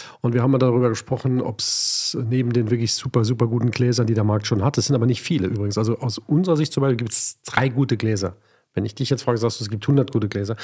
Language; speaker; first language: German; native; German